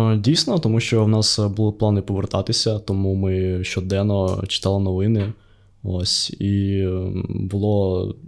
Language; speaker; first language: Ukrainian; non-native, local second language; Russian